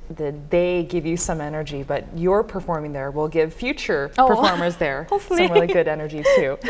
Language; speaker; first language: English; native; English